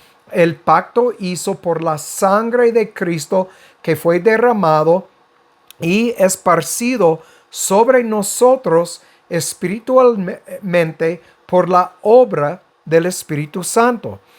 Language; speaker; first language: Spanish; non-native, fluent; English